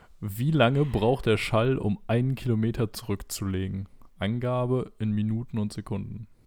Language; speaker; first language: German; native; German